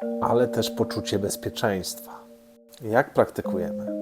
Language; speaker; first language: Polish; native; Polish